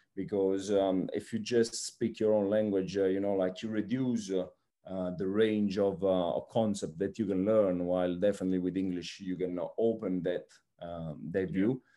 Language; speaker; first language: English; non-native, fluent; Italian